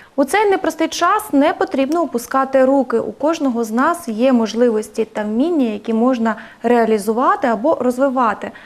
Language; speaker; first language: Ukrainian; native; Ukrainian